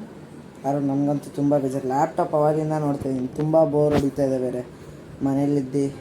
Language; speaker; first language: Kannada; native; Kannada